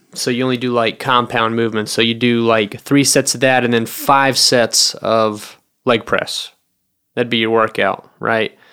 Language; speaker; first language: English; native; English